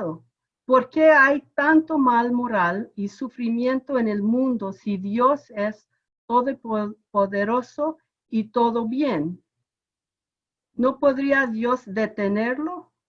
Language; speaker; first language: Spanish; non-native, fluent; English